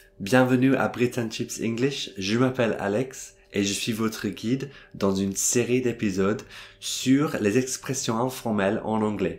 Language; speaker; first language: French; non-native, fluent; English